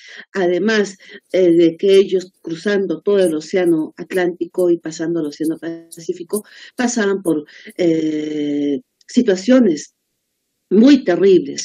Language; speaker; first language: Spanish; native; Spanish